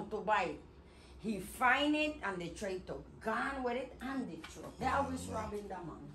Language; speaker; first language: English; non-native, learner; Spanish